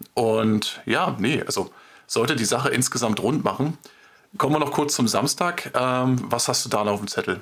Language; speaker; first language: German; native; German